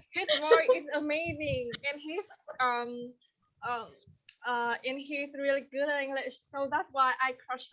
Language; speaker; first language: English; non-native, learner; Vietnamese